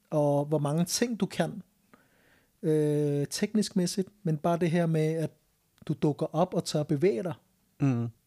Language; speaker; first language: Danish; early bilingual, other home language; Thai